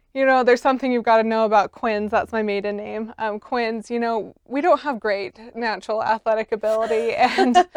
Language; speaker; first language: English; native; English